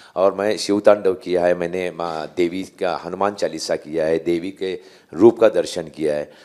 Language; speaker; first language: Hindi; non-native, local second language; Marathi